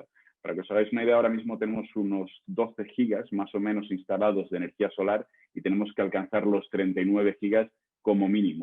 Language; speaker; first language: Spanish; native; Spanish